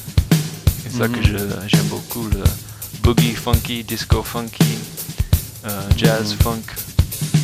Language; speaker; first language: French; non-native, fluent; English